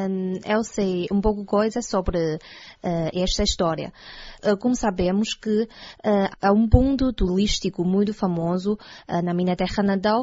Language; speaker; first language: Portuguese; non-native, learner; Chinese